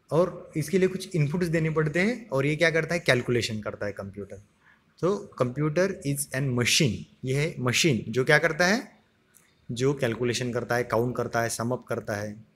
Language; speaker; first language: Hindi; non-native, local second language; Marathi